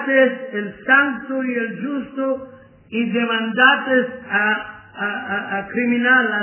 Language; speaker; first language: Spanish; non-native, learner; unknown